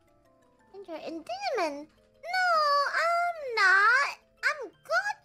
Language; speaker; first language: English; non-native, learner; Japanese